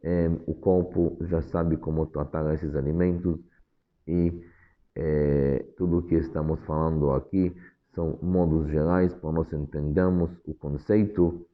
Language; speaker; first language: Portuguese; non-native, fluent; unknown